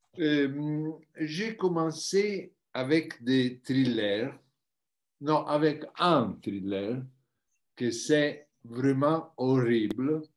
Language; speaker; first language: French; non-native, learner; Italian